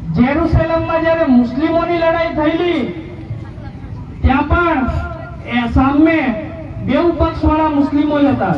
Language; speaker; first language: Gujarati; non-native, local second language; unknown